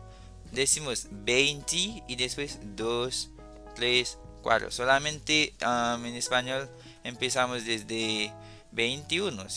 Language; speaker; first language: Spanish; non-native, fluent; Haitian Creole